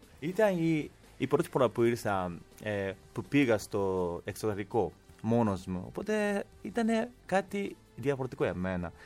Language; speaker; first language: Greek; non-native, fluent; Japanese